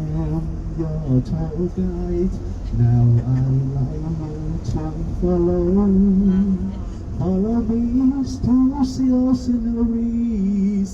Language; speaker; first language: English; non-native, learner; Vietnamese